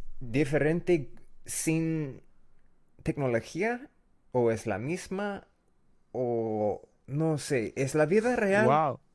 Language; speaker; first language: Spanish; non-native, learner; English